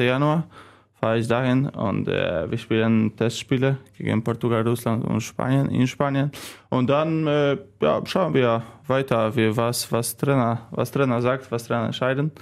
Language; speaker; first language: German; non-native, learner; Polish